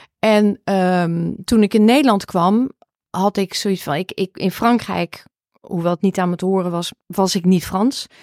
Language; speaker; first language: Dutch; early bilingual, heritage; Dutch